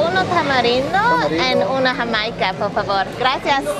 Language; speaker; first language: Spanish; non-native, learner; English